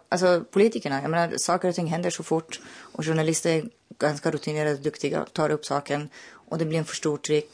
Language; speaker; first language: Swedish; non-native, fluent; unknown